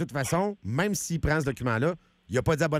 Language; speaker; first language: French; native; French